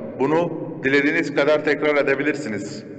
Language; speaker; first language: Turkish; native; Turkish